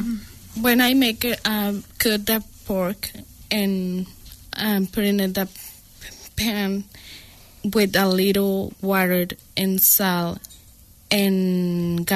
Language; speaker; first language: English; non-native, learner; Spanish